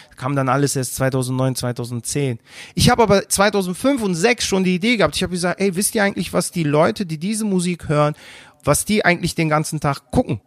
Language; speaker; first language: German; early bilingual, other home language; Turkish